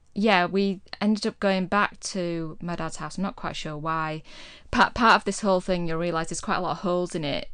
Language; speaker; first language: English; native; English